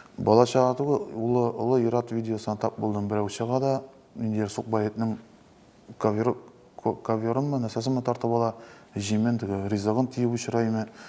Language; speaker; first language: Tatar; native; Tatar